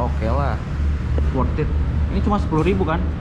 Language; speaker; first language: Indonesian; native; Indonesian